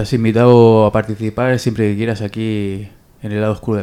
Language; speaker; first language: Spanish; native; Spanish